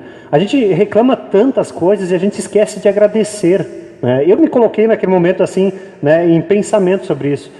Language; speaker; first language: Portuguese; native; Portuguese